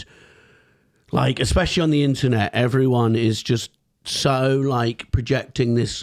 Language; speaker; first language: English; native; English